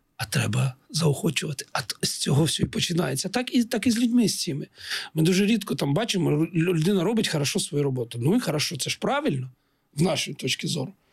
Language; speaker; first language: Ukrainian; non-native, local second language; Russian